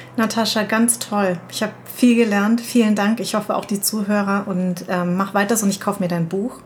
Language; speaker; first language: German; early bilingual, other home language; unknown